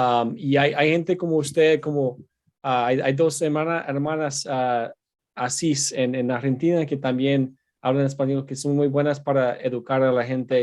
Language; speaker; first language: Spanish; non-native, fluent; English